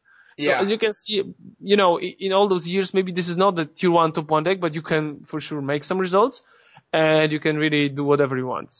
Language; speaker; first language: English; non-native, fluent; Polish